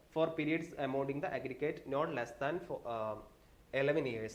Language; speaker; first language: English; non-native, local second language; Malayalam